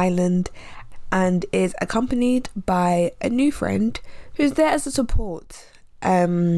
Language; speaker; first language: English; native; English